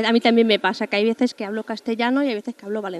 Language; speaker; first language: Spanish; native; Spanish